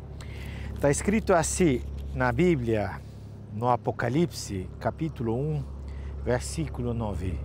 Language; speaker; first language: Portuguese; non-native, fluent; Turkish